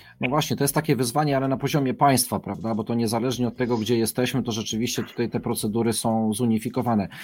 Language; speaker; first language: Polish; native; Polish